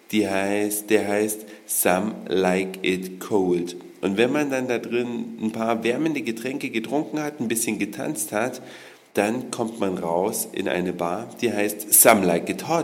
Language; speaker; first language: German; native; German